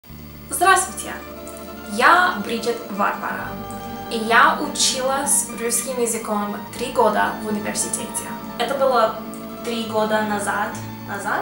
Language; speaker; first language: Russian; non-native, learner; English